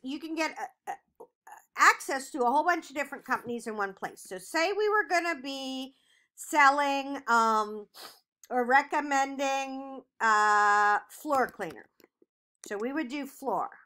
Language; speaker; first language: English; native; English